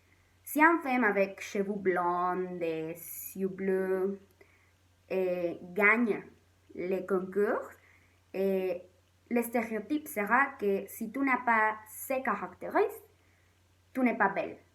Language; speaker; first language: French; non-native, learner; Spanish